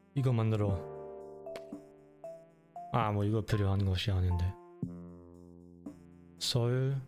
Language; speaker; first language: Korean; non-native, learner; German